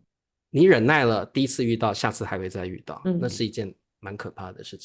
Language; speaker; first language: Chinese; native; Chinese